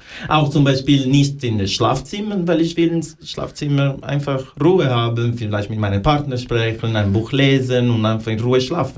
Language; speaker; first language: German; non-native, learner; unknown